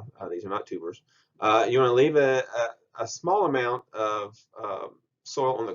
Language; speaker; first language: English; native; English